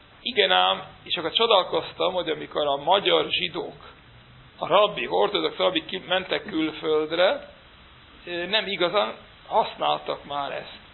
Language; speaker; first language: Hungarian; non-native, fluent; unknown